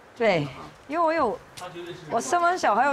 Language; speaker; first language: Chinese; non-native, local second language; Cantonese